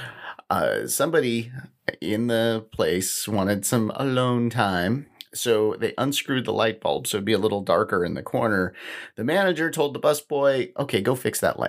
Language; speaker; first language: English; native; English